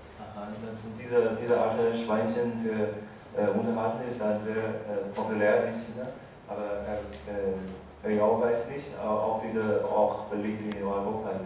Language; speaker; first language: German; non-native, fluent; Chinese